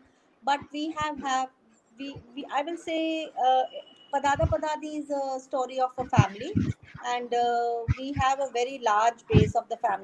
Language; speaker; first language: English; non-native, local second language; Hindi